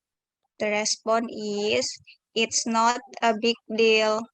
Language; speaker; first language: English; non-native, learner; Indonesian